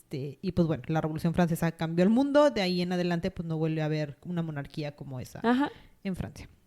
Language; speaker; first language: Spanish; native; Spanish